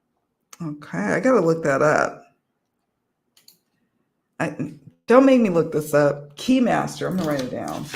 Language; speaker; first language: English; native; English